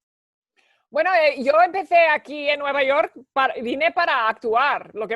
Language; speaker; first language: Spanish; early bilingual, heritage; Spanish